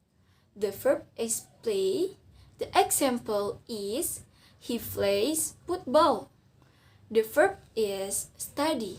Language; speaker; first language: English; non-native, learner; Indonesian